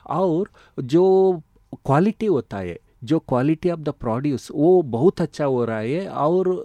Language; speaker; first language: Hindi; non-native, local second language; Kannada